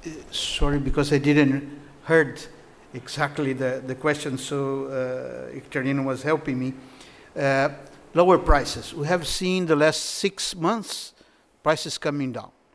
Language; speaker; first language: English; non-native, fluent; Portuguese